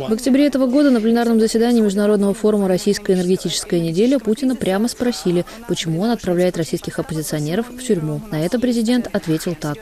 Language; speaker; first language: Russian; native; Russian